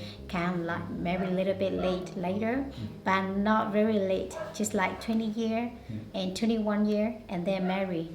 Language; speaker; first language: English; non-native, learner; Hmong